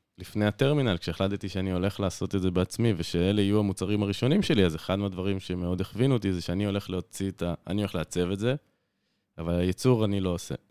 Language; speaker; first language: Hebrew; native; Hebrew